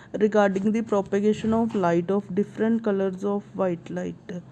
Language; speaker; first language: English; non-native, local second language; Punjabi